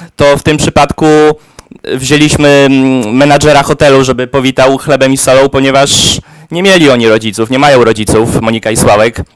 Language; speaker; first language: Polish; native; Polish